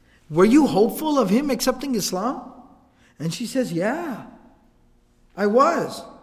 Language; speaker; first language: English; native; English